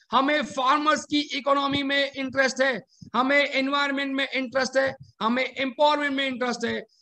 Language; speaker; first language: Hindi; non-native, local second language; Marathi